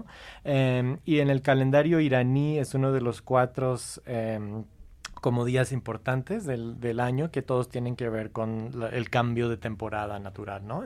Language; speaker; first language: Spanish; non-native, fluent; English